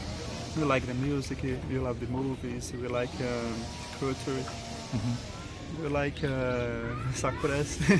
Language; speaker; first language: English; non-native, learner; Portuguese